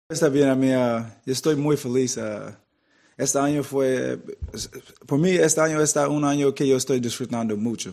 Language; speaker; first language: Spanish; non-native, learner; English